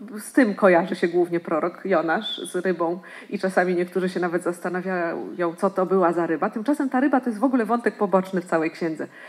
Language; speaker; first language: Polish; native; Polish